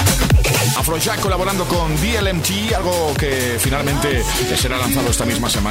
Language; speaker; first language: Spanish; native; Spanish